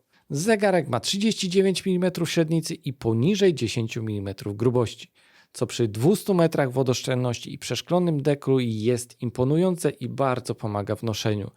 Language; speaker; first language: Polish; native; Polish